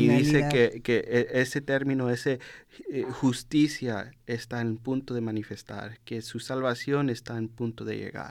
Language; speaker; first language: Spanish; non-native, learner; English